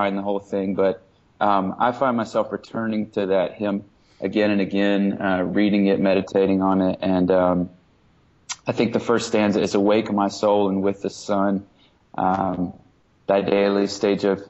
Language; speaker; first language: English; native; English